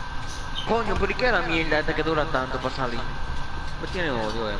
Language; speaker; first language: Spanish; native; Spanish